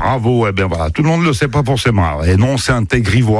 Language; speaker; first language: French; native; French